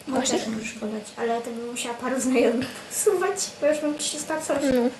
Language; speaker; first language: Polish; native; Polish